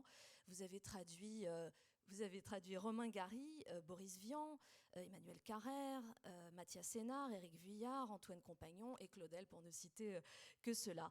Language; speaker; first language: French; native; French